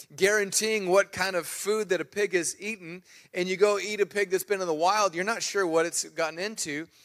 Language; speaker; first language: English; native; English